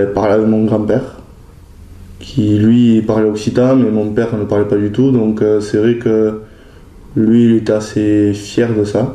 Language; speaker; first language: French; native; French